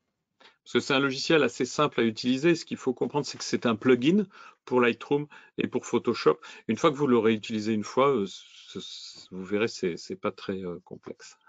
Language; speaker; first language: French; native; French